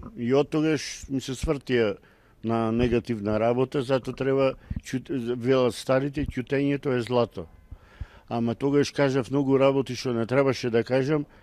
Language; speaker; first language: Macedonian; native; Macedonian